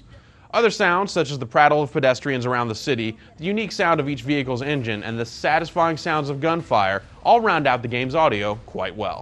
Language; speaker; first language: English; native; English